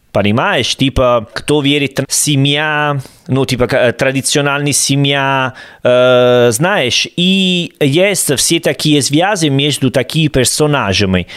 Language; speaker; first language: Russian; non-native, learner; Italian